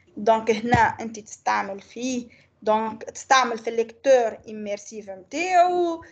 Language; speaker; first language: French; non-native, local second language; Arabic